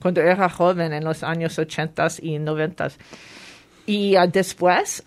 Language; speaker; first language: Spanish; non-native, fluent; French